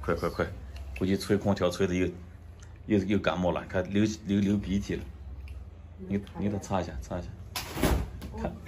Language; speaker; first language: Chinese; native; Chinese